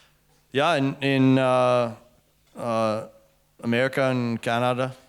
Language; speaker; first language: German; non-native, learner; English